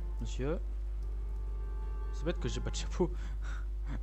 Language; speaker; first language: French; native; French